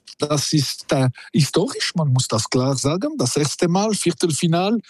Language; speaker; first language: German; non-native, learner; French